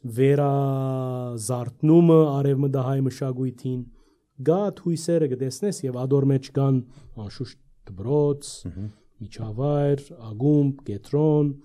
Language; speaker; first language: Armenian; early bilingual, heritage; Armenian